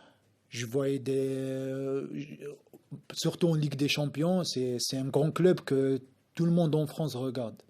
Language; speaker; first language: French; non-native, local second language; Arabic